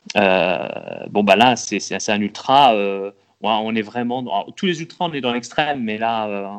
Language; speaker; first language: French; native; French